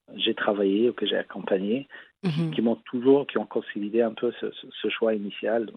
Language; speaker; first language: French; non-native, local second language; Arabic